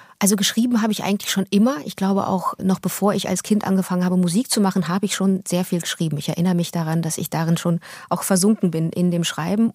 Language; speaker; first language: German; early bilingual, other home language; Russian